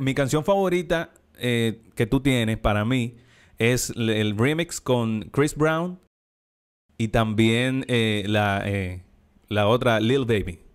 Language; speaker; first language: Spanish; native; Spanish